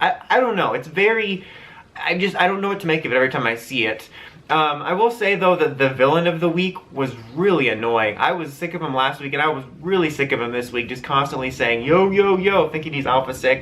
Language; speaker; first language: English; native; English